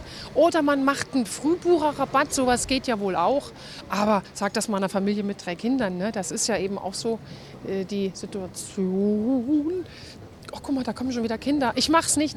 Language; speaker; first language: German; native; German